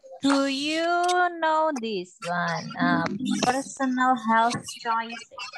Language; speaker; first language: English; non-native, fluent; Indonesian